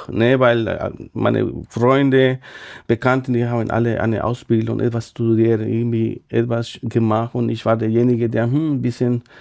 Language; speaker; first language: German; non-native, fluent; Spanish